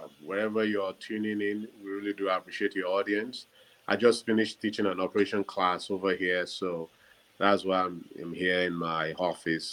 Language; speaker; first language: English; non-native, local second language; Yoruba